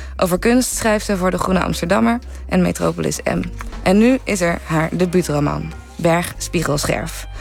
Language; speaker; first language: Dutch; native; Dutch